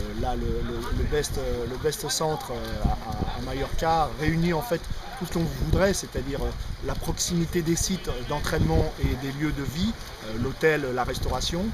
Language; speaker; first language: French; native; French